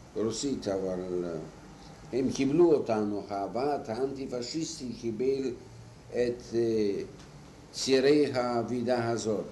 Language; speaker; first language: Hebrew; non-native, fluent; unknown